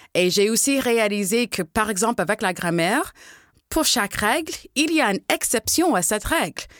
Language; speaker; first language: French; non-native, local second language; English